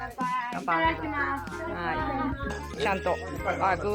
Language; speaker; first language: Japanese; native; Japanese